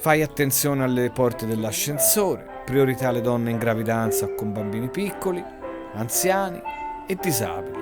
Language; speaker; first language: Italian; native; Italian